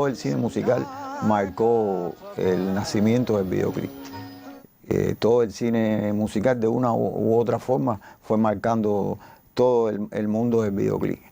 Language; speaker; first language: Spanish; native; Spanish